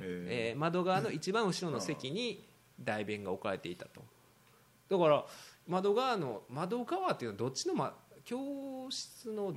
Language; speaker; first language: Japanese; native; Japanese